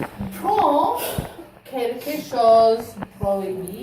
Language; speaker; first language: French; non-native, fluent; English